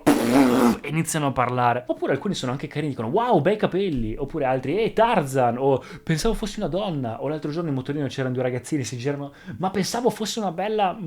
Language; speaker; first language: Italian; native; Italian